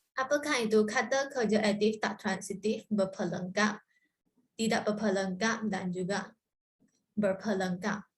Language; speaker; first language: Malay; non-native, local second language; Chinese